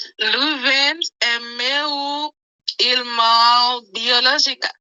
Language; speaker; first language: Portuguese; non-native, learner; Haitian Creole